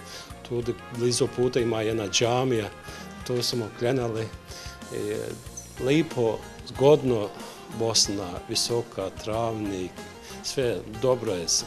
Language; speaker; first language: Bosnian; early bilingual, heritage; Bosnian